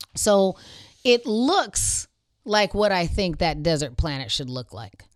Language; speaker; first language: English; native; English